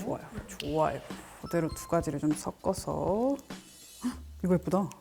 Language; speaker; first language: Korean; native; Korean